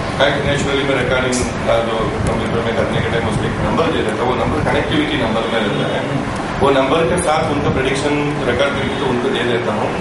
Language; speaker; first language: Hindi; non-native, local second language; Tamil